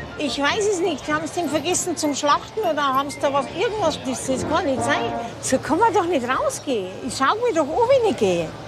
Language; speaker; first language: German; native; German